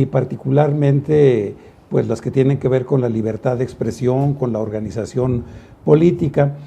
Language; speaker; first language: Spanish; native; Spanish